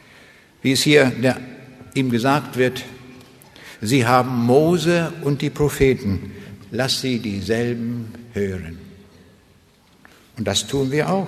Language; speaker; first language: German; native; German